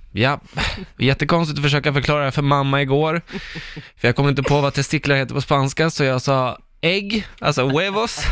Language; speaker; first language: Swedish; early bilingual, other home language; Spanish